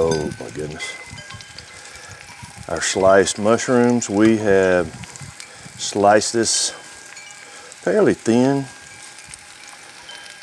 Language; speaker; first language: English; native; English